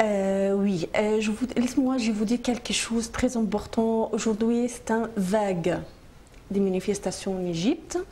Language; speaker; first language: French; non-native, learner; Arabic